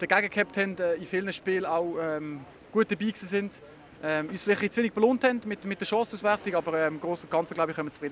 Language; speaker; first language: German; native; German